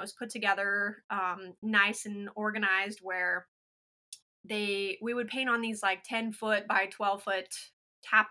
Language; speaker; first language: English; native; English